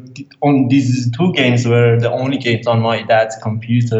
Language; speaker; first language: English; non-native, fluent; Persian